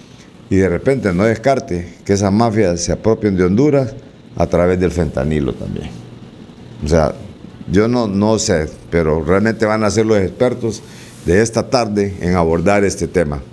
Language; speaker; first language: Spanish; native; Spanish